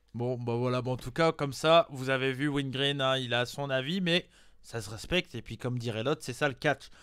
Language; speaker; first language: French; native; French